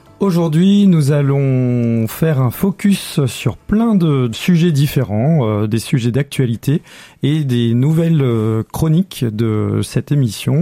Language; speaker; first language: French; native; French